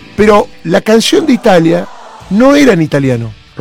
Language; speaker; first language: Spanish; native; Spanish